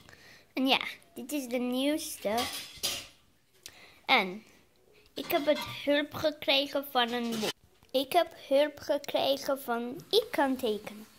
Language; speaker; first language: Dutch; early bilingual, other home language; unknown